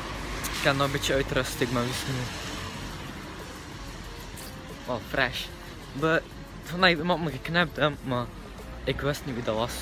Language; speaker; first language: Dutch; early bilingual, heritage; Turkish